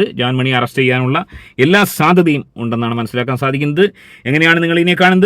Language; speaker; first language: Malayalam; native; Malayalam